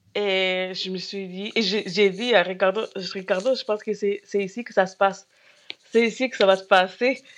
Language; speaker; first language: French; non-native, fluent; Spanish